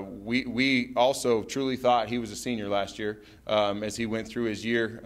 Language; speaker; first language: English; native; English